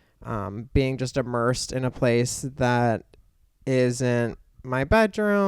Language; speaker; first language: English; native; English